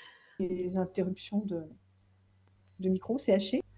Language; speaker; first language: French; native; French